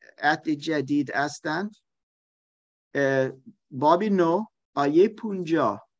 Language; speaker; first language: Persian; non-native, learner; German